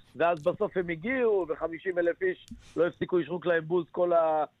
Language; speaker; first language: Hebrew; native; Hebrew